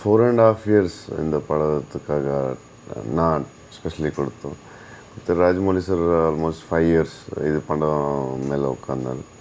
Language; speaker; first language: Tamil; non-native, learner; Telugu